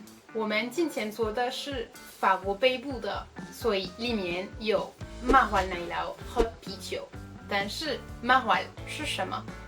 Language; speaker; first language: Chinese; non-native, fluent; French